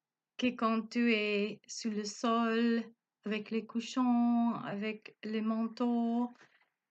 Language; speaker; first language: French; non-native, learner; Spanish